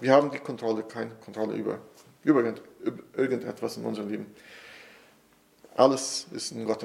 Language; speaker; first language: German; non-native, fluent; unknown